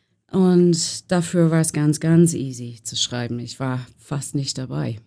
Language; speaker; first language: German; non-native, learner; English